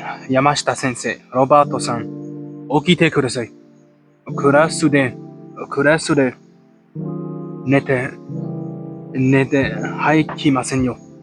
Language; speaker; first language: Japanese; non-native, learner; English